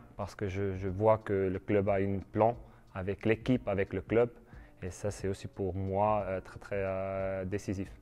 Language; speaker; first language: French; non-native, learner; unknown